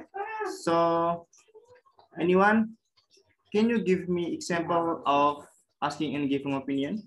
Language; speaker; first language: English; non-native, learner; Indonesian